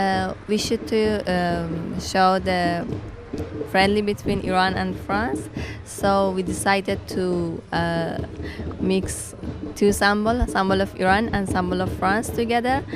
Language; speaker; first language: English; non-native, learner; Persian